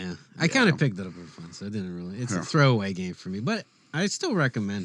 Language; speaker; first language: English; native; English